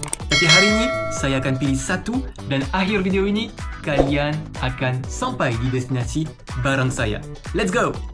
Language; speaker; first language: Indonesian; non-native, fluent; French